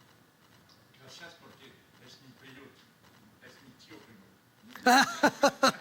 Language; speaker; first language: Spanish; non-native, fluent; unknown